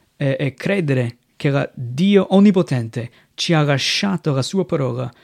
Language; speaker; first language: Italian; non-native, fluent; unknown